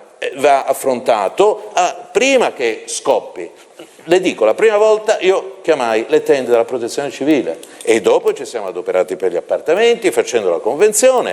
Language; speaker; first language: Italian; native; Italian